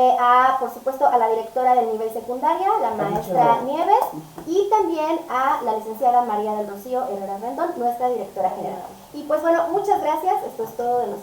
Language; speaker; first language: Spanish; native; Spanish